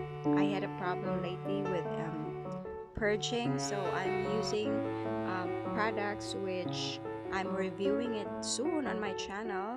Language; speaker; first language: English; non-native, local second language; Filipino